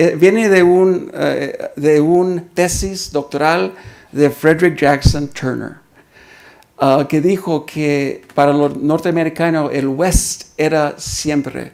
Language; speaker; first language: Spanish; early bilingual, heritage; Spanish